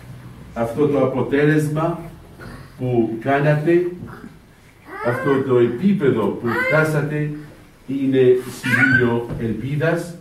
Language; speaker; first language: Greek; non-native, fluent; Arabic